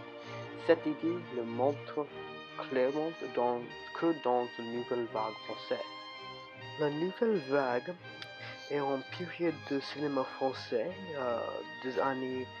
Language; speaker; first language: French; non-native, learner; English